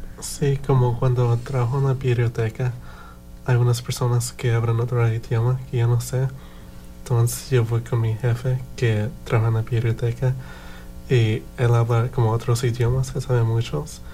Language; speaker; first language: Spanish; early bilingual, heritage; Spanish